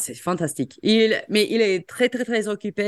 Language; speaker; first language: French; non-native, fluent; English